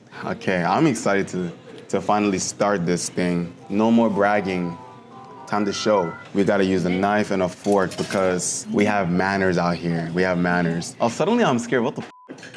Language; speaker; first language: English; native; English